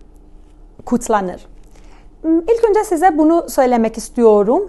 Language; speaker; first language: Turkish; non-native, fluent; Persian